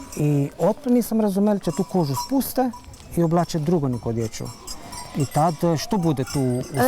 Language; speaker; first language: Bosnian; native; Bosnian